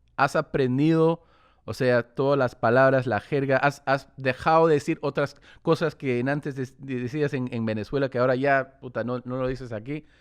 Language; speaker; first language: Spanish; early bilingual, heritage; Spanish